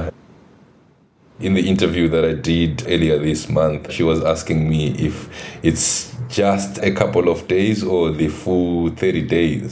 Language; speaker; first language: English; non-native, local second language; Shona